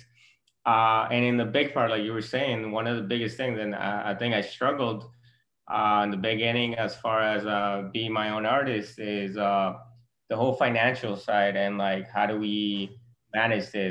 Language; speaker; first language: English; non-native, fluent; Spanish